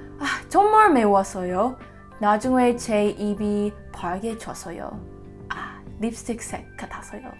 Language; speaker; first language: Korean; non-native, learner; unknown